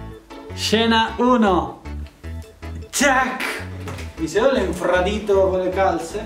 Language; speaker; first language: Italian; native; Italian